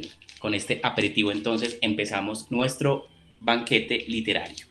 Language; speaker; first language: Spanish; native; Spanish